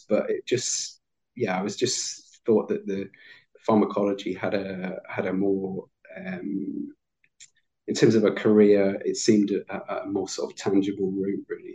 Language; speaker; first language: English; native; English